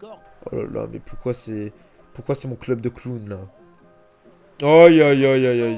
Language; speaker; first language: French; native; French